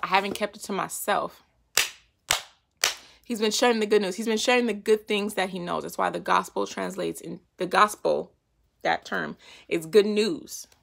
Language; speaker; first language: English; native; English